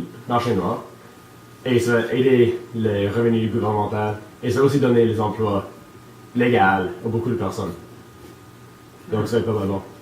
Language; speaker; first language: French; non-native, local second language; English